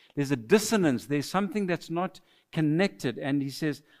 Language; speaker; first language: English; non-native, fluent; French